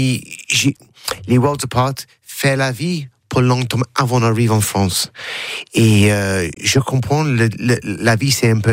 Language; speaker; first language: French; non-native, learner; English